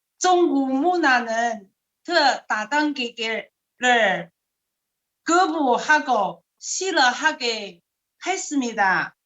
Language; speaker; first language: Korean; non-native, learner; Chinese